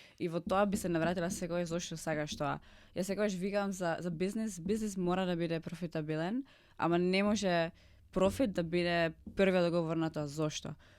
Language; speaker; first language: Macedonian; non-native, fluent; Czech